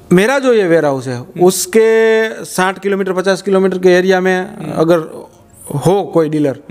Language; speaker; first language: Hindi; native; Hindi